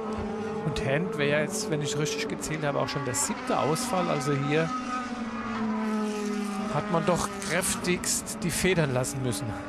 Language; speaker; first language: German; native; German